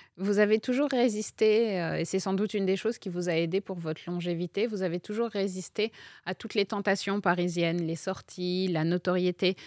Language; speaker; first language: French; native; French